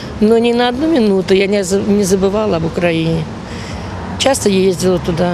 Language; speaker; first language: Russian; native; Russian